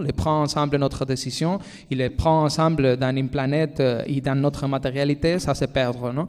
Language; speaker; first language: French; non-native, fluent; Spanish